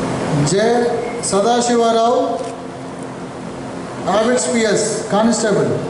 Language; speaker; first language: Telugu; native; Telugu